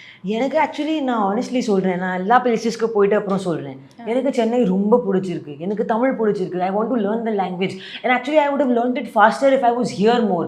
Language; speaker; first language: Tamil; non-native, learner; Hindi